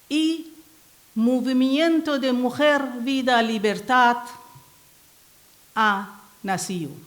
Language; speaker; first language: Spanish; non-native, learner; Persian